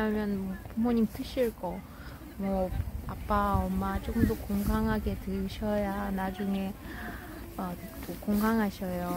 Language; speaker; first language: Korean; non-native, fluent; Russian